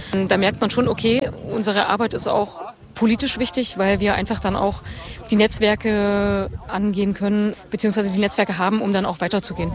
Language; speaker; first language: German; native; German